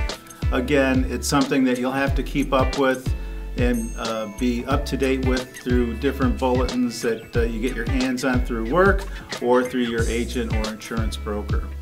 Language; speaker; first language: English; native; English